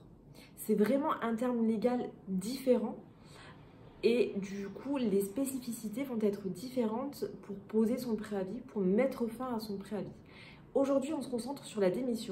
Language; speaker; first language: French; native; French